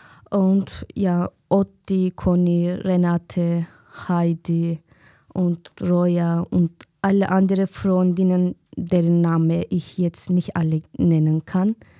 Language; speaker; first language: German; non-native, learner; Kurdish